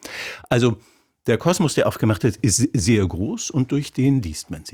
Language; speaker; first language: German; native; German